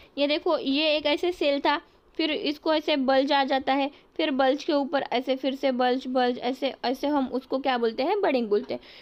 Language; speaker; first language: Hindi; non-native, local second language; Marathi